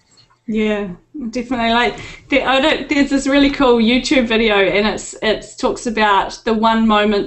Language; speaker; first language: English; native; English